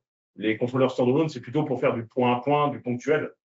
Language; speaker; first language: French; native; French